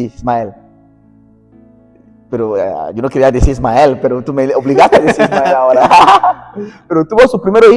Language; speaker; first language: Spanish; non-native, fluent; Portuguese